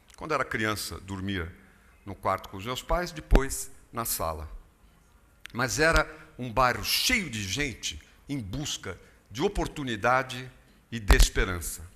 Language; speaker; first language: Portuguese; native; Portuguese